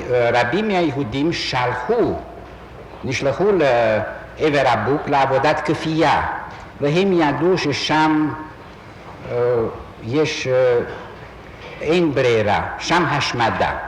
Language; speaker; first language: Hebrew; non-native, fluent; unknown